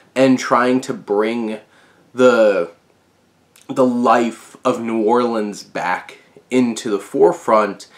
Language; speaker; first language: English; native; English